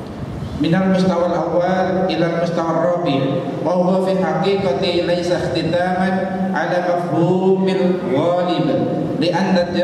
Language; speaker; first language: Arabic; non-native, fluent; Indonesian